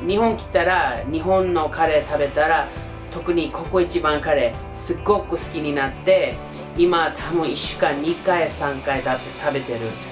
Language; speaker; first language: Japanese; non-native, fluent; English